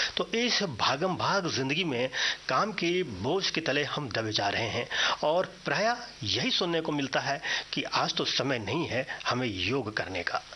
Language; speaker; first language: Hindi; native; Hindi